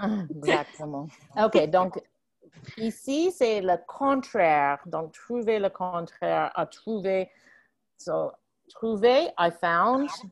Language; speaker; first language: French; non-native, fluent; English